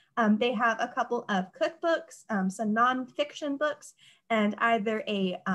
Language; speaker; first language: English; native; English